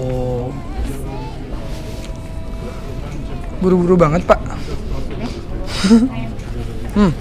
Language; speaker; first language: English; non-native, learner; Indonesian